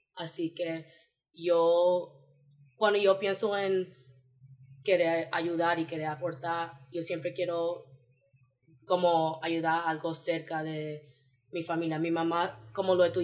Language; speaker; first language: Spanish; early bilingual, heritage; Spanish